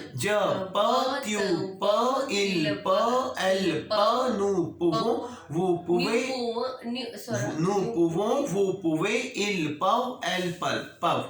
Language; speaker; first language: French; non-native, learner; Hindi